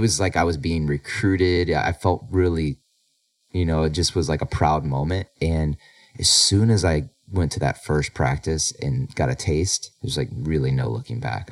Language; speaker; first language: English; native; English